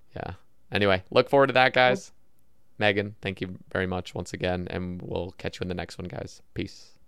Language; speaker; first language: English; native; English